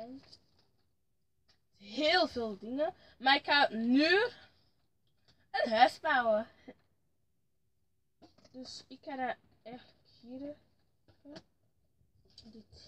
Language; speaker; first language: Dutch; early bilingual, other home language; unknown